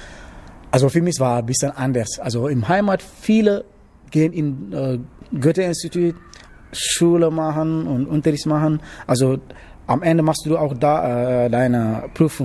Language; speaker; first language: German; non-native, learner; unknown